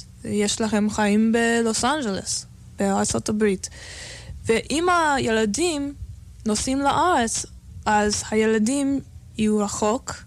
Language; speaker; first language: Hebrew; non-native, learner; English